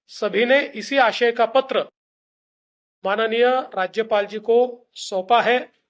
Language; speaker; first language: Hindi; non-native, local second language; Marathi